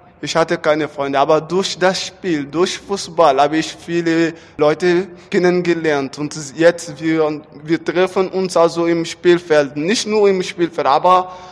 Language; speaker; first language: German; non-native, learner; Bambara